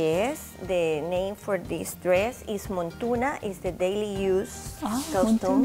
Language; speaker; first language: English; non-native, learner; Spanish